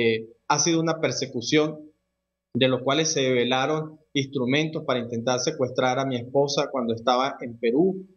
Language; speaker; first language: Spanish; native; Spanish